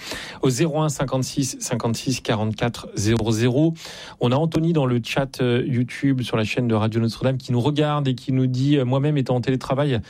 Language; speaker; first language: French; native; French